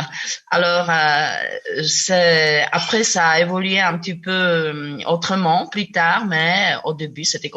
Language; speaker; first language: French; non-native, fluent; Czech